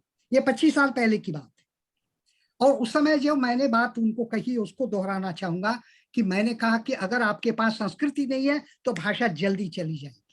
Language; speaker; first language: Hindi; native; Hindi